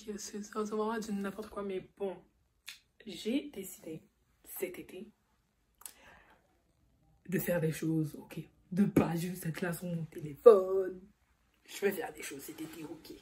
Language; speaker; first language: French; native; French